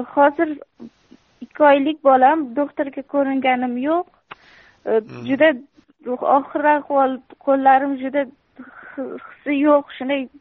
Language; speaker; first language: Uzbek; native; Uzbek